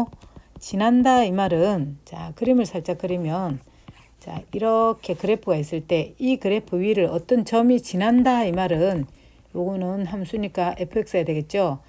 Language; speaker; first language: Korean; native; Korean